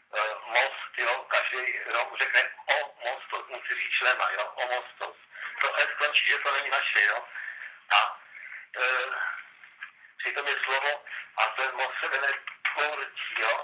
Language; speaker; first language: Czech; non-native, local second language; Romany